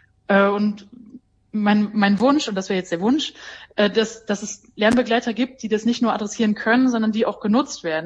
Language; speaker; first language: German; native; German